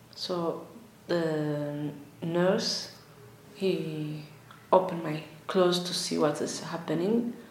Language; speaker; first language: English; non-native, learner; Tigrinya